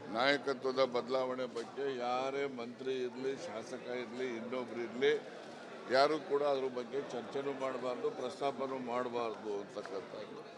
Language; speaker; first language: Kannada; native; Kannada